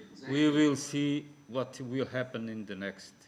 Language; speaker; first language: English; non-native, fluent; Portuguese